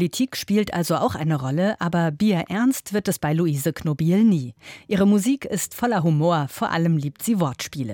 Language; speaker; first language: German; native; German